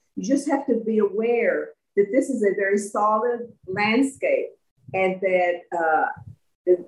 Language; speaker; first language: English; native; English